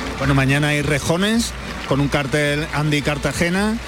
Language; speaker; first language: Spanish; native; Spanish